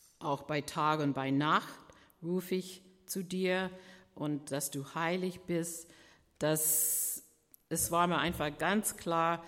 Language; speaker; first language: German; non-native, fluent; English